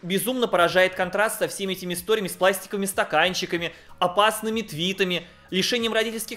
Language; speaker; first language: Russian; native; Russian